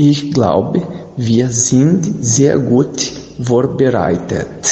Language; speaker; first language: German; non-native, learner; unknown